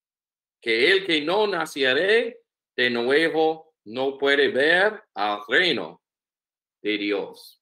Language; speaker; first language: Spanish; non-native, learner; English